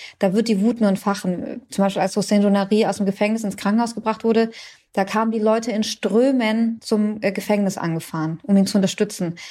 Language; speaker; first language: German; early bilingual, other home language; Persian